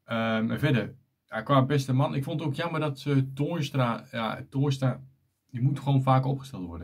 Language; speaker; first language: Dutch; native; Dutch